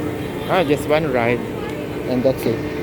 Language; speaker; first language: English; non-native, local second language; Filipino